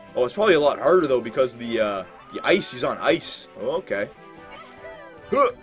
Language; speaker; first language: English; native; English